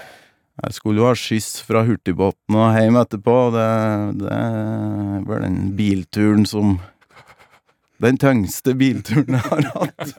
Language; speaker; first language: Norwegian; native; Norwegian